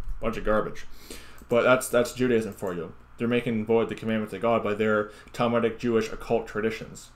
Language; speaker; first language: English; native; English